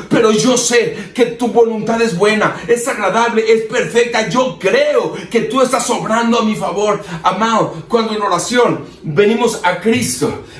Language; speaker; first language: Spanish; native; Spanish